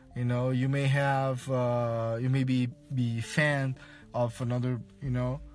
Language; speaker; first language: English; non-native, fluent; Portuguese